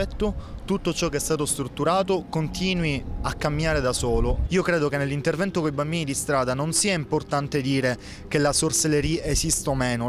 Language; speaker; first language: Italian; native; Italian